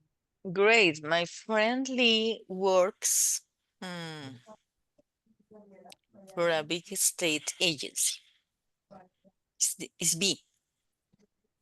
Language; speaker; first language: English; non-native, learner; Spanish